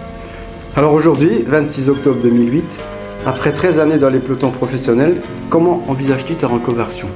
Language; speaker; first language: French; native; French